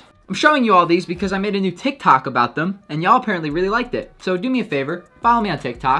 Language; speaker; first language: English; native; English